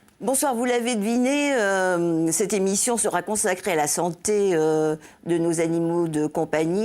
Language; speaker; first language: French; native; French